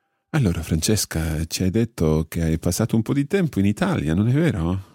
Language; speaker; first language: Italian; non-native, fluent; English